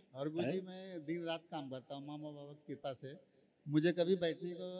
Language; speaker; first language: Hindi; native; Hindi